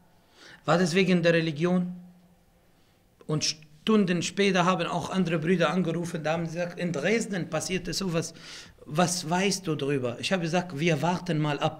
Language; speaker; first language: German; non-native, fluent; Arabic